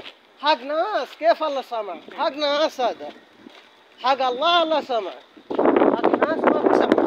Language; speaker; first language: Arabic; non-native, learner; Bangla